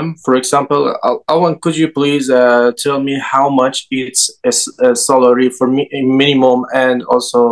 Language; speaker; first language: English; non-native, learner; Persian